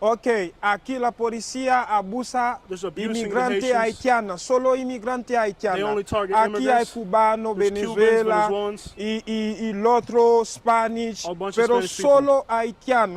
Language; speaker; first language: Spanish; non-native, learner; Haitian Creole